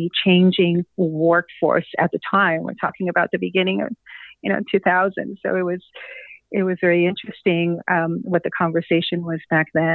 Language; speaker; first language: English; non-native, fluent; Spanish